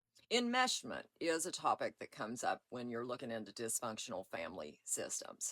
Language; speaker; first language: English; native; English